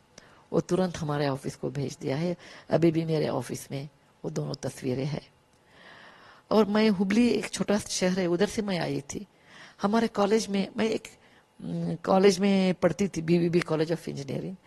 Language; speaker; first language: Hindi; non-native, local second language; Kannada